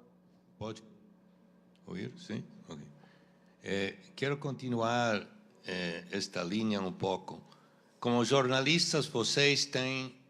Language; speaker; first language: Portuguese; non-native, fluent; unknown